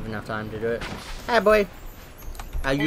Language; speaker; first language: English; native; English